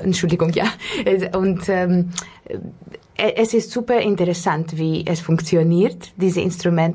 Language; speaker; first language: German; non-native, learner; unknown